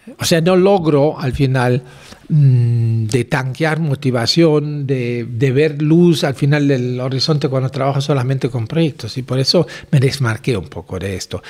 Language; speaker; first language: Spanish; non-native, fluent; German